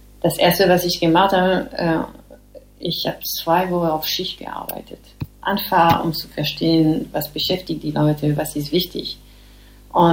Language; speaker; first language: German; non-native, fluent; French